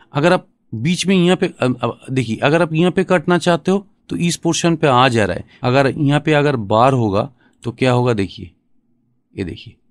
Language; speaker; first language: Hindi; non-native, local second language; Bangla